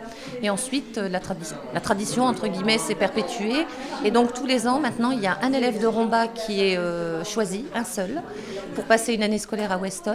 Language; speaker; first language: French; native; French